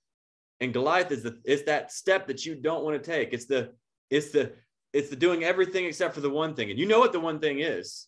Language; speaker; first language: English; native; English